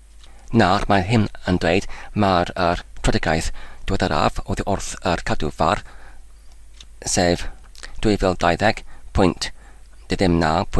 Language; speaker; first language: Welsh; non-native, learner; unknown